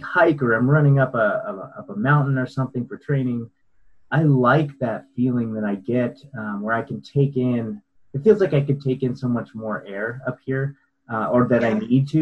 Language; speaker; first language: English; native; English